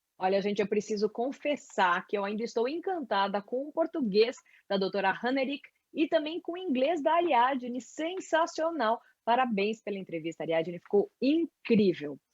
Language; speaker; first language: Portuguese; native; Portuguese